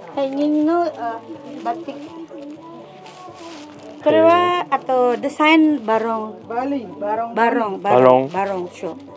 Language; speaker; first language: Japanese; non-native, learner; Indonesian